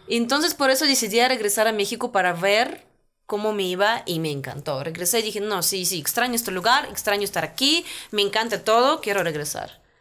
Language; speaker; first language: Spanish; non-native, fluent; Russian